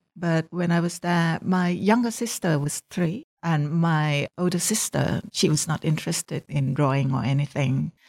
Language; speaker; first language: English; non-native, fluent; Thai